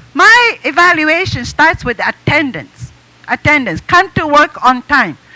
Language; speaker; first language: English; non-native, fluent; Japanese